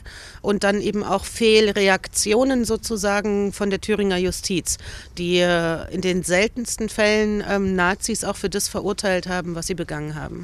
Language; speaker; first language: German; native; German